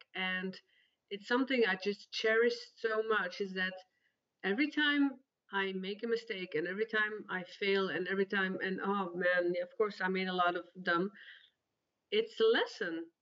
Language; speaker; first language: English; non-native, fluent; Dutch